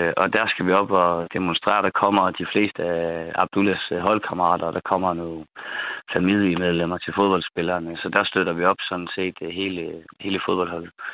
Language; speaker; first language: Danish; native; Danish